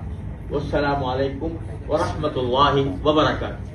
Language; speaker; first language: Arabic; non-native, fluent; Urdu